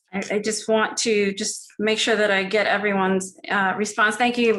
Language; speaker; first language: English; early bilingual, other home language; Spanish